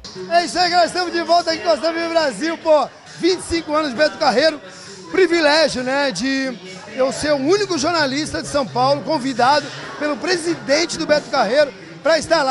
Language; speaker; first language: Portuguese; native; Portuguese